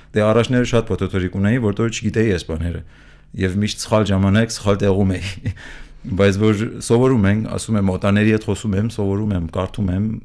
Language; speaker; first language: Armenian; early bilingual, heritage; Armenian